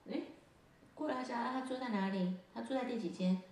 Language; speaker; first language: Chinese; native; Chinese